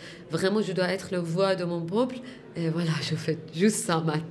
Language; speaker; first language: French; non-native, fluent; Persian